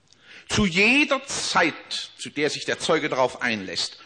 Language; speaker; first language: German; native; German